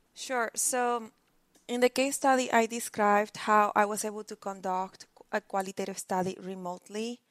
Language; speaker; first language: English; non-native, fluent; Spanish